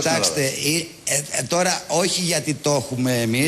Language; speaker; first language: Greek; native; Greek